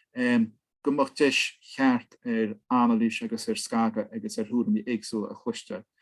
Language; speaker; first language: Irish; native; Irish